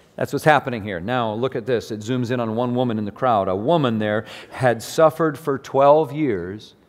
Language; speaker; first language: English; native; English